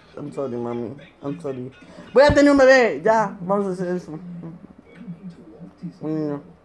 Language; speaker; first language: Spanish; early bilingual, heritage; Spanish